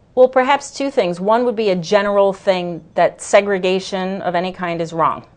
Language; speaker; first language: English; native; English